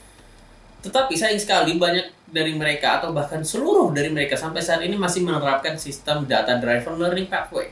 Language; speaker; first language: Indonesian; native; Indonesian